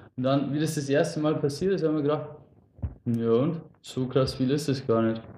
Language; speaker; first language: German; native; German